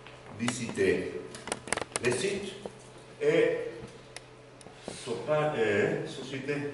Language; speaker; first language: French; non-native, learner; Spanish